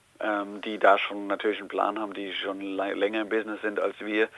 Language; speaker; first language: German; native; German